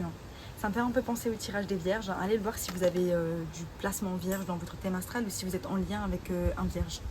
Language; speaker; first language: French; native; French